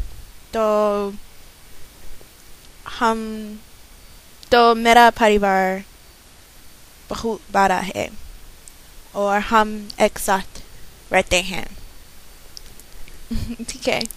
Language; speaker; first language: Hindi; non-native, learner; English